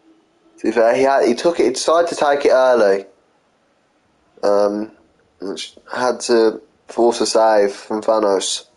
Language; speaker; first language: English; native; English